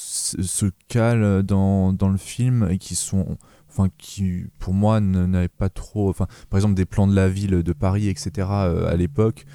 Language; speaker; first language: French; native; French